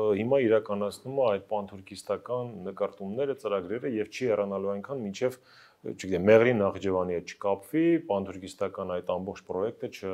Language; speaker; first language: Armenian; native; Armenian